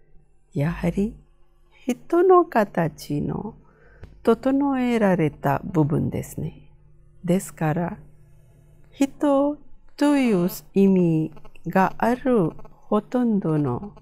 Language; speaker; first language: Japanese; non-native, fluent; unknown